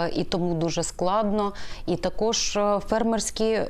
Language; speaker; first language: Ukrainian; native; Ukrainian